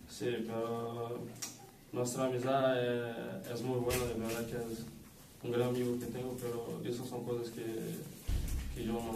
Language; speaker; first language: Spanish; non-native, fluent; Portuguese